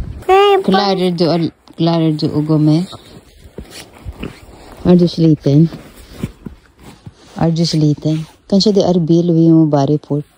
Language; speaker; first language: Swedish; non-native, learner; Filipino